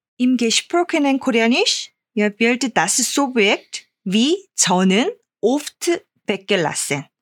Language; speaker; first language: German; non-native, fluent; Korean